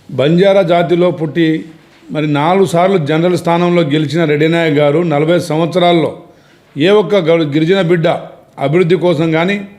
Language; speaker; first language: Telugu; non-native, local second language; Lambadi